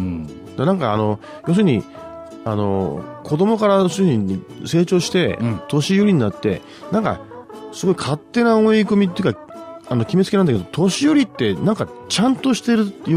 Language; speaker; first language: Japanese; native; Japanese